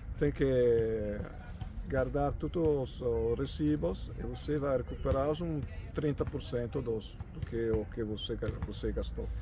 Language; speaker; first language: Portuguese; non-native, fluent; Italian